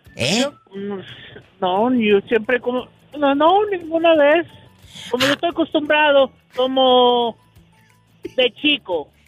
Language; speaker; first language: Spanish; native; Spanish